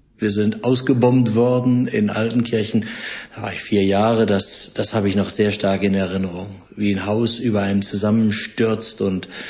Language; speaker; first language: German; native; German